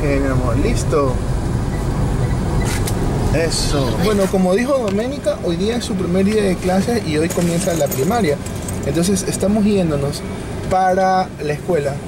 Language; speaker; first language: Spanish; native; Spanish